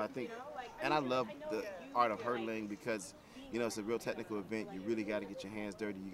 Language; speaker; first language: English; native; English